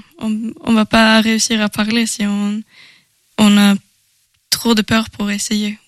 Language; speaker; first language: French; non-native, learner; Swedish